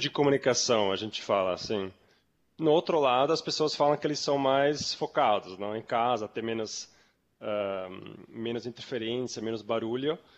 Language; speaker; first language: Portuguese; non-native, fluent; Swiss German